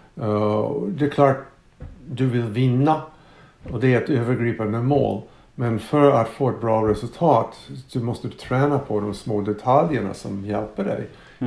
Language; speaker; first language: Swedish; non-native, fluent; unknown